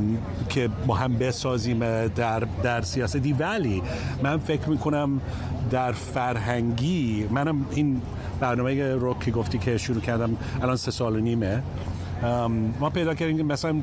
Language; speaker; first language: Persian; early bilingual, heritage; English